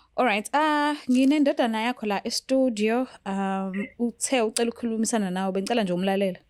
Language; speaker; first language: Zulu; native; Zulu